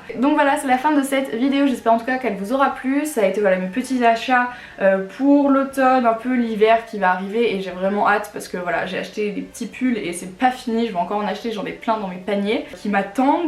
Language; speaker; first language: French; native; French